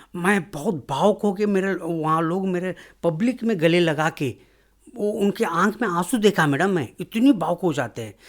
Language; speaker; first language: Hindi; non-native, local second language; Kannada